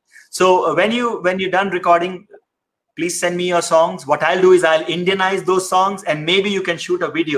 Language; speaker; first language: English; non-native, local second language; Hindi